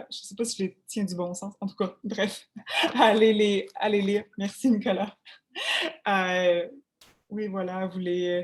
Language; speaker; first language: French; native; French